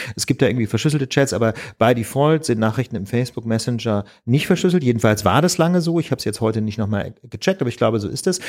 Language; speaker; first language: German; native; German